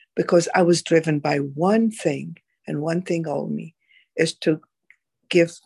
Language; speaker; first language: English; non-native, fluent; Arabic